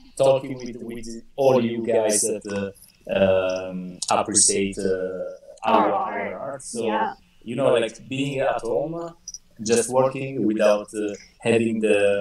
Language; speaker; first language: English; non-native, fluent; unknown